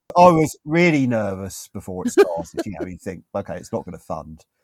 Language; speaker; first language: English; native; English